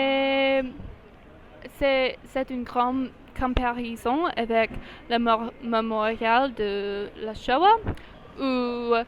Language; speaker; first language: French; non-native, learner; English